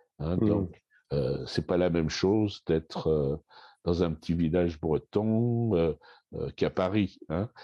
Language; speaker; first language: French; native; French